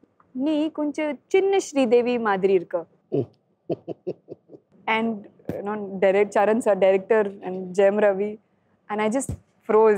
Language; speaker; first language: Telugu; non-native, learner; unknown